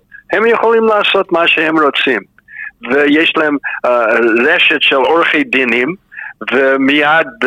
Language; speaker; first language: Hebrew; non-native, fluent; English